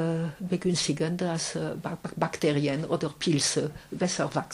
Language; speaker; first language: German; non-native, fluent; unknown